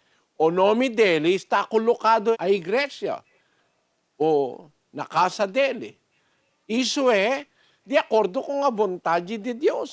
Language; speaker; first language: Portuguese; non-native, learner; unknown